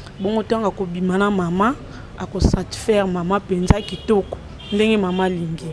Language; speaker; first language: Lingala; native; Lingala